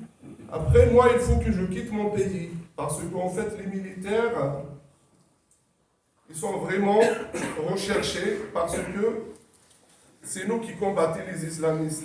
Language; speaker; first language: French; non-native, local second language; Kabyle